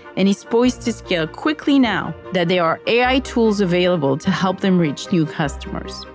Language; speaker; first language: English; non-native, fluent; French